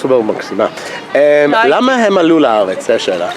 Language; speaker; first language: Hebrew; non-native, fluent; English